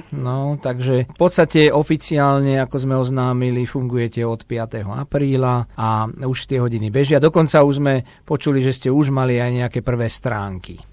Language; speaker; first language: Slovak; native; Slovak